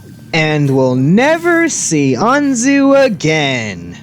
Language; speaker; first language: English; native; English